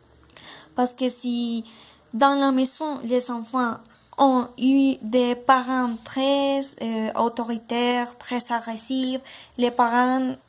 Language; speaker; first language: French; non-native, learner; Spanish